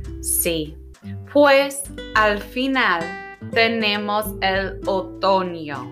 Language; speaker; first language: Spanish; non-native, fluent; English